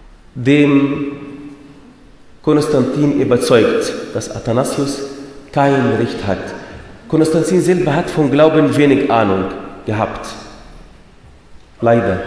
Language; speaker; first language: German; non-native, fluent; Arabic